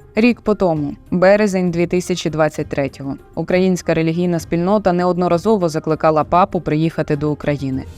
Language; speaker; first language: Ukrainian; native; Ukrainian